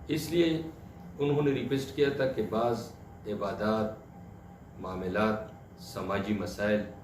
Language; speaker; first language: Urdu; non-native, local second language; Pashto